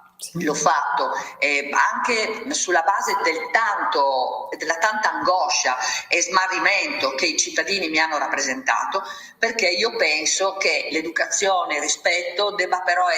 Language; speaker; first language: Italian; native; Italian